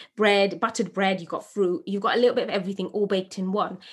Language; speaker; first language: English; native; English